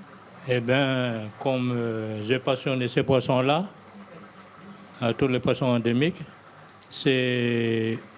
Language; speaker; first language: French; non-native, local second language; Malagasy